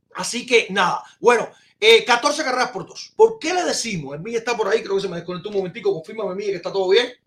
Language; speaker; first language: Spanish; native; Spanish